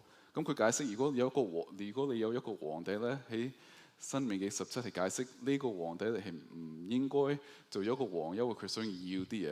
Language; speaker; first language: Cantonese; early bilingual, heritage; Cantonese